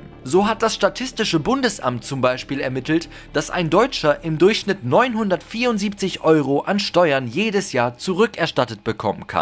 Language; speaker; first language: German; native; German